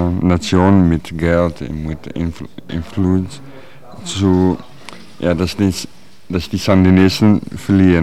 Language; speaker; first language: German; non-native, learner; Dutch